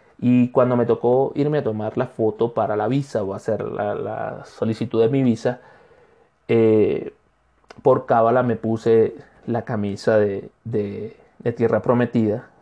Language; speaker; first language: Spanish; native; Spanish